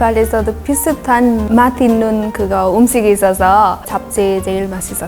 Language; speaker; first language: Korean; non-native, learner; Nepali